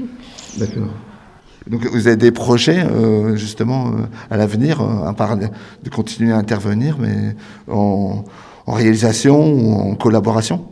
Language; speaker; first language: French; native; French